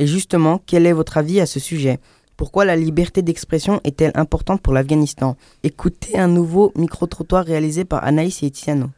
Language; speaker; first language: French; native; French